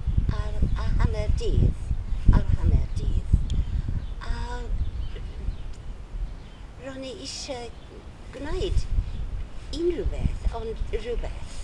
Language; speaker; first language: Welsh; non-native, learner; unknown